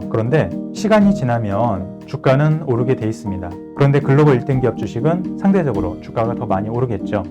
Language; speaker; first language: Korean; native; Korean